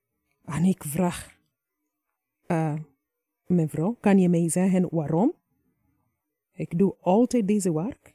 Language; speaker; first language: Dutch; non-native, fluent; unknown